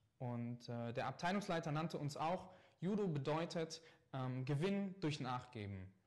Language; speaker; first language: German; native; German